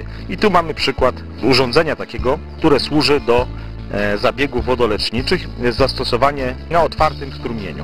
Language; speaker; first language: Polish; native; Polish